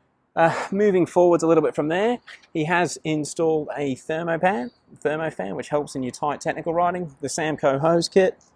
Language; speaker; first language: English; native; English